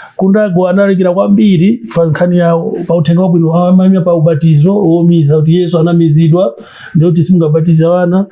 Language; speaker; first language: Nyanja; non-native, local second language; Tumbuka